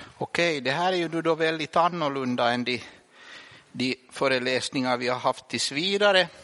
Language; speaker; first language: Swedish; native; Swedish